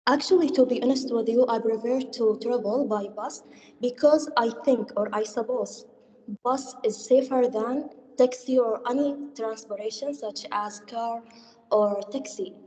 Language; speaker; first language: English; non-native, learner; Arabic